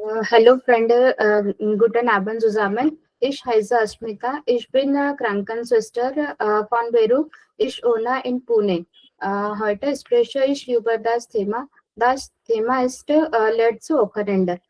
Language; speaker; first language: German; non-native, learner; Marathi